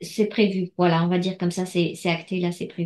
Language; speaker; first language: French; native; French